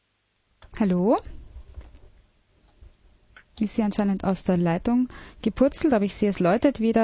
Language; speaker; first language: German; native; German